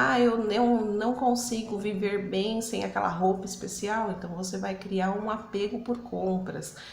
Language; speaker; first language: Portuguese; early bilingual, other home language; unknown